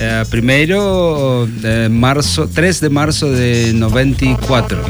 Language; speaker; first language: Portuguese; non-native, learner; Spanish